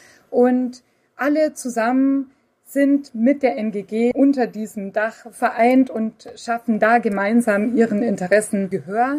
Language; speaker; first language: German; native; German